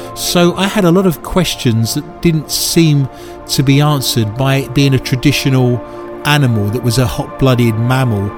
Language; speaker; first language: English; native; English